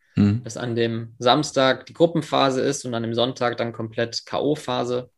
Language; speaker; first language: German; early bilingual, other home language; English